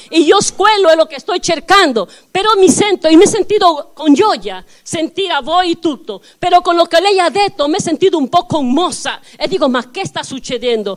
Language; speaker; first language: Italian; non-native, learner; Spanish